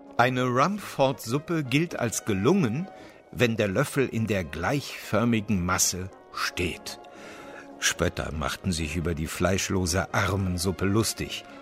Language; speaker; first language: German; native; German